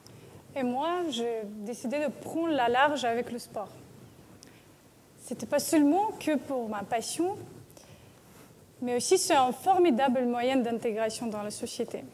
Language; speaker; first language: French; non-native, learner; Russian